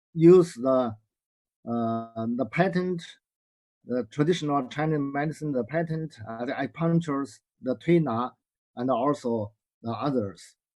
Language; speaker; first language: English; non-native, learner; Chinese